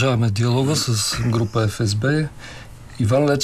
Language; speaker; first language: Bulgarian; native; Bulgarian